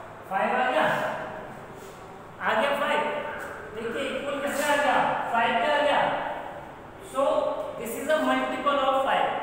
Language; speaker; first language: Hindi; native; Hindi